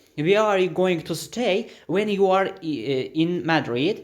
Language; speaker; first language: English; non-native, fluent; Azerbaijani